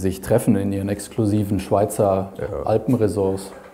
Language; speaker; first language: German; native; German